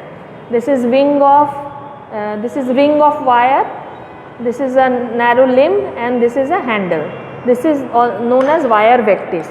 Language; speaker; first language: English; non-native, local second language; Bangla